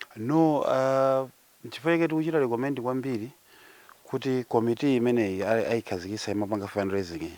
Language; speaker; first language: Nyanja; native; Nyanja